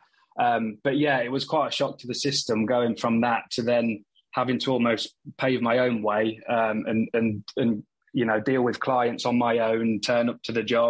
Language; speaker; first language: English; native; English